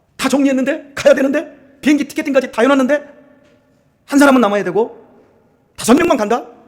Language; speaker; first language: Korean; native; Korean